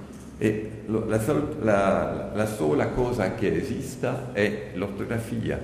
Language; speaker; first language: Italian; non-native, learner; French